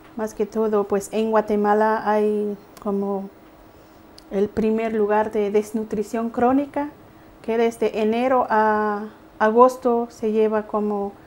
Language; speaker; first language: Spanish; native; Spanish